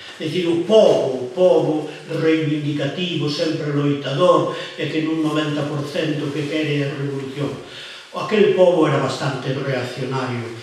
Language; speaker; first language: Galician; non-native, local second language; Spanish